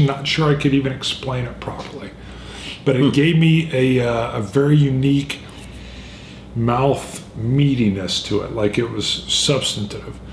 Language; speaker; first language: English; native; English